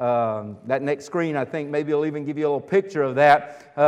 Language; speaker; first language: English; native; English